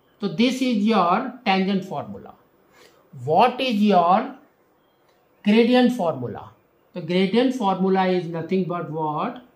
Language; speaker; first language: English; non-native, local second language; Hindi